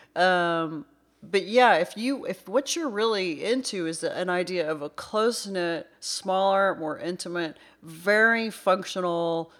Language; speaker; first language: English; native; English